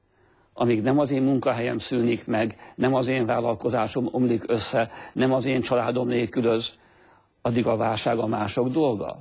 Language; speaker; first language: Hungarian; native; Hungarian